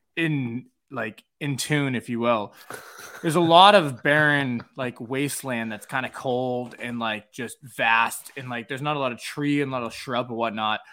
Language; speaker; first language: English; native; English